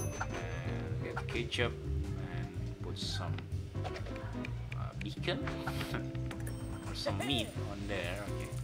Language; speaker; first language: English; non-native, learner; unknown